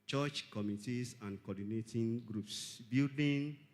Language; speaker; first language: English; non-native, local second language; Yoruba